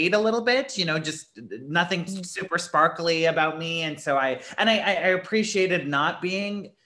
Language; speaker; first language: English; early bilingual, other home language; Urdu